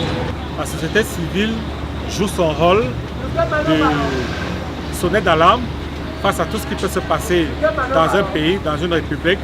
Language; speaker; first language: French; native; French